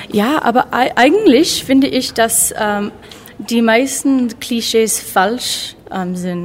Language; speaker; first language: German; non-native, learner; English